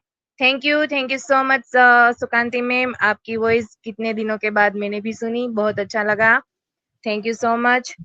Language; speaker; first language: Hindi; native; Hindi